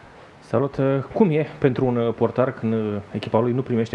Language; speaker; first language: Romanian; native; Romanian